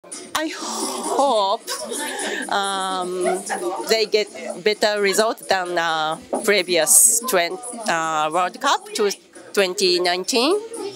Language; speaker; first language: English; non-native, fluent; Japanese